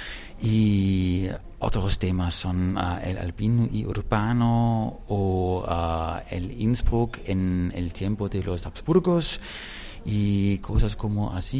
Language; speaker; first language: Spanish; non-native, fluent; German